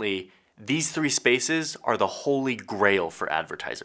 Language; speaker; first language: English; native; English